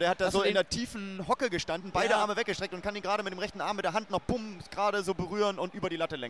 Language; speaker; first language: German; native; German